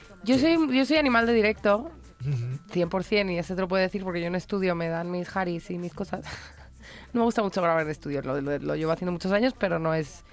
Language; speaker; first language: Spanish; native; Spanish